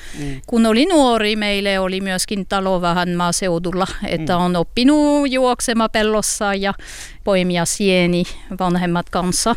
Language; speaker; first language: Finnish; non-native, learner; French